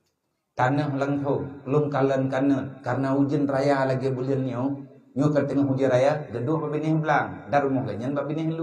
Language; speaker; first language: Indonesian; non-native, local second language; Achinese